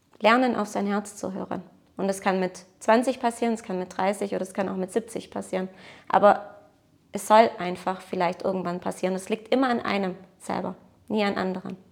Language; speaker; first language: German; early bilingual, other home language; Portuguese